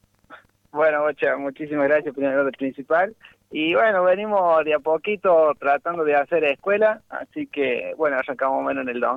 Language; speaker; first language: Spanish; native; Spanish